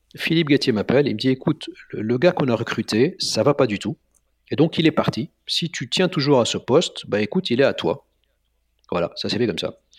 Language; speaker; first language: French; non-native, local second language; Arabic